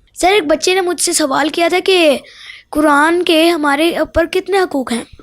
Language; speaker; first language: Urdu; native; Urdu